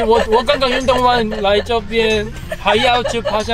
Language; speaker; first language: Chinese; non-native, learner; Korean